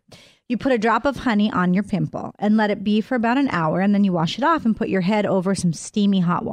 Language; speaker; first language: English; native; English